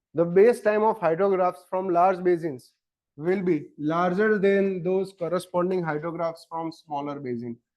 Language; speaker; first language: English; non-native, local second language; Gujarati